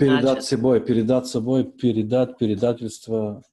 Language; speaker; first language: Russian; non-native, fluent; Bulgarian